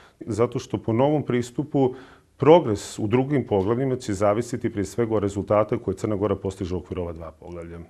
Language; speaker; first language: Croatian; native; Croatian